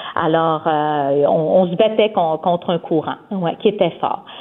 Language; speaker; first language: French; native; French